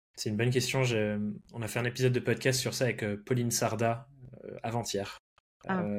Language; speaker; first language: French; native; French